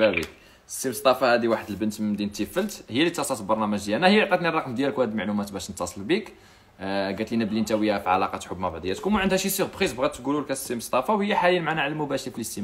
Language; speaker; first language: Arabic; native; Arabic